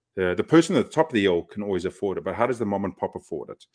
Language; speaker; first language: English; native; English